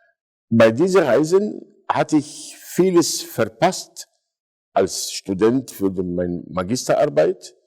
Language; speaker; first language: German; non-native, fluent; Arabic